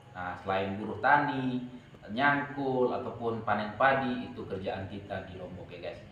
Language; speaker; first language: Malay; non-native, local second language; Sasak